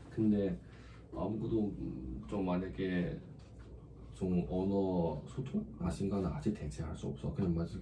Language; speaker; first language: Korean; non-native, learner; Chinese